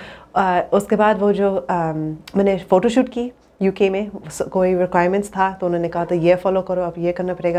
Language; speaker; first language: Hindi; early bilingual, heritage; English